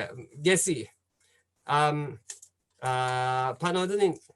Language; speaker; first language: Welsh; non-native, fluent; Japanese